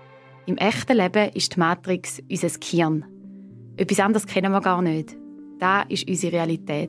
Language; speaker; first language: German; native; German